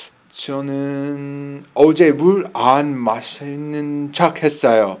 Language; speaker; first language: Korean; non-native, learner; English